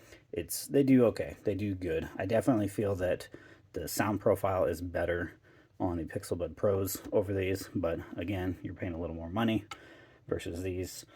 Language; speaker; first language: English; native; English